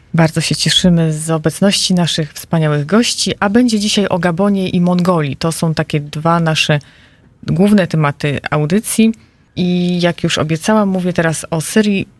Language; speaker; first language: Polish; native; Polish